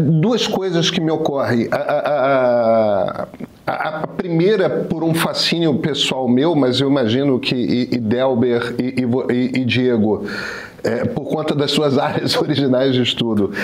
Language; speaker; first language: Portuguese; native; Portuguese